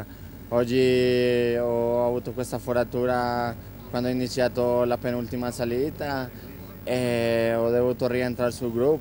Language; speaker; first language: Italian; non-native, fluent; Spanish